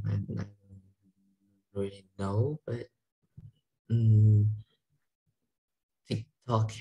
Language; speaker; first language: English; non-native, learner; Vietnamese